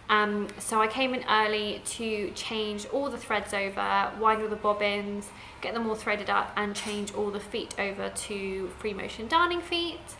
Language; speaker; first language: English; native; English